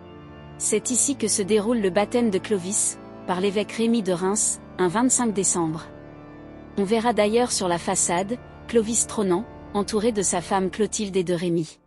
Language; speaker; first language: French; native; French